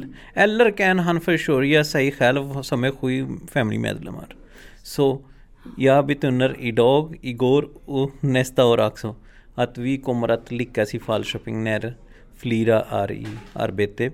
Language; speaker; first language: Swedish; non-native, learner; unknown